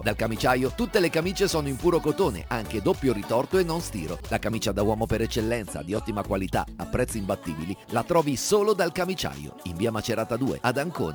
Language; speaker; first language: Italian; native; Italian